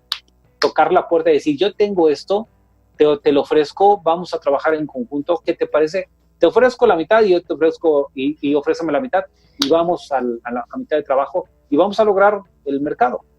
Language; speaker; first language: Spanish; native; Spanish